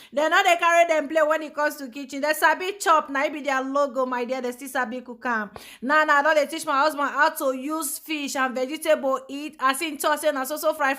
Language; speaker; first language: Nigerian Pidgin; native; Nigerian Pidgin